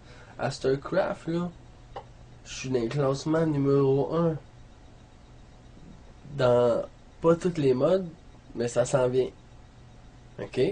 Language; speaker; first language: French; native; French